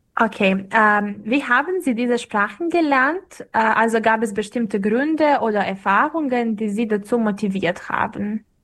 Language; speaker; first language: German; non-native, fluent; Serbian